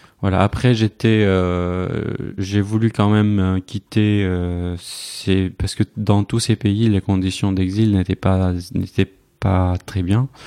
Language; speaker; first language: French; non-native, fluent; Arabic